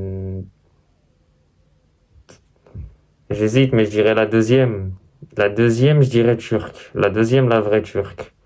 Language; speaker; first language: French; native; French